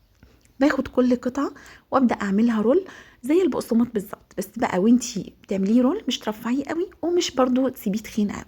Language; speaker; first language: Arabic; native; Arabic